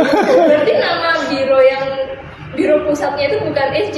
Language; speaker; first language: Indonesian; native; Indonesian